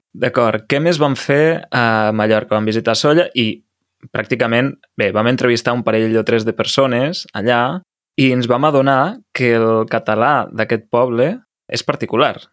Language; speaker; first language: Catalan; native; Catalan